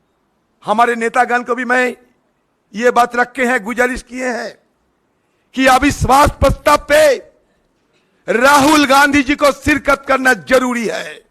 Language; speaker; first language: Hindi; non-native, local second language; Bangla